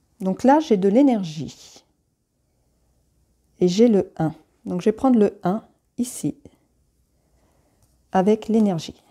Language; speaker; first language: French; native; French